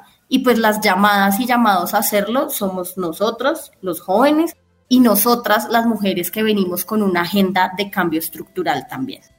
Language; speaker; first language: Spanish; native; Spanish